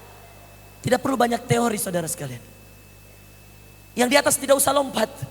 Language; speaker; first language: Indonesian; native; Indonesian